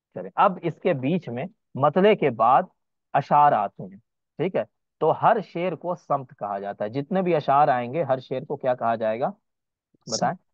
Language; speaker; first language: Hindi; native; Hindi